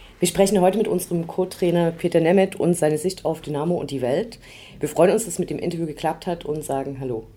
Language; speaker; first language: German; native; German